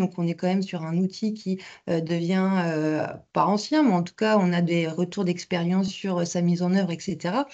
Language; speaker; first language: French; native; French